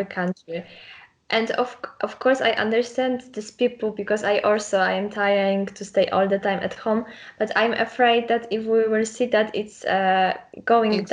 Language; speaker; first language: English; non-native, learner; Polish